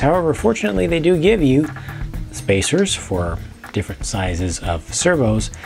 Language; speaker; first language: English; native; English